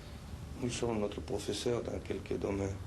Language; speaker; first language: French; non-native, fluent; Spanish